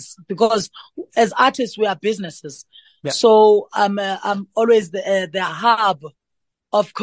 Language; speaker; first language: English; non-native, local second language; Xhosa